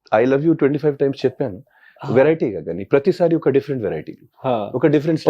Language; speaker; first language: Telugu; non-native, local second language; Hindi